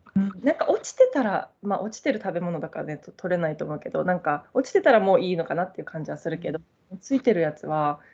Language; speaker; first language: Japanese; native; Japanese